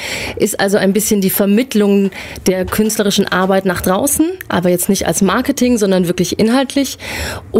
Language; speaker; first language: German; native; German